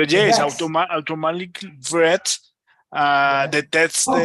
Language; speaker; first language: English; non-native, learner; Spanish